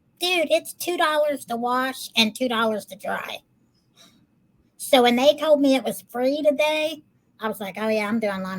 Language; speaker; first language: English; native; English